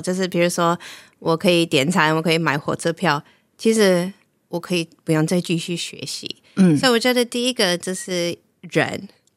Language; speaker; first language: Chinese; non-native, fluent; English